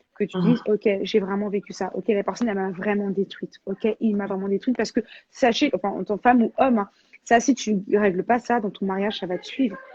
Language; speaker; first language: French; native; French